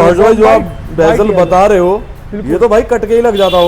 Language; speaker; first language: Hindi; native; Hindi